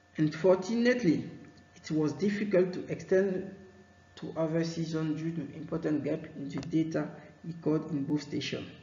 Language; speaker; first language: English; non-native, fluent; French